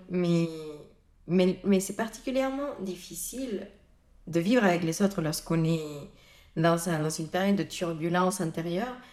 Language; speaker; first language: French; native; French